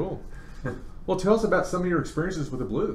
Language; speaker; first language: English; native; English